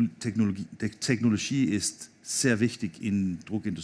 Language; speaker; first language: German; non-native, learner; Danish